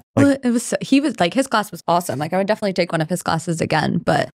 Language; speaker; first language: English; native; English